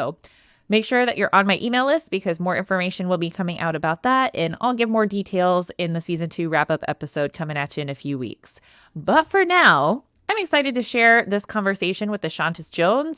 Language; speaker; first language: English; native; English